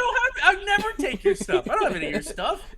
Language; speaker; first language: English; native; English